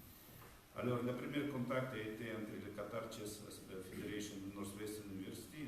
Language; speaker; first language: French; non-native, fluent; Romanian